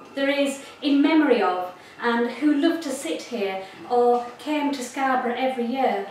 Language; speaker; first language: English; native; English